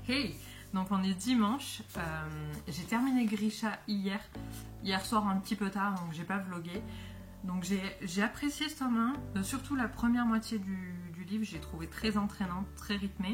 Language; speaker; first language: French; native; French